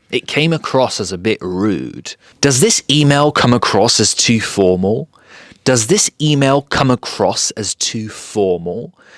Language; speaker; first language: English; early bilingual, other home language; Polish